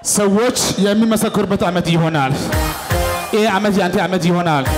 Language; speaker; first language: Amharic; non-native, local second language; Wolaytta